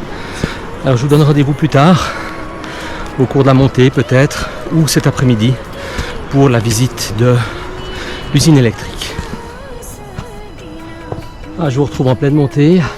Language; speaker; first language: French; native; French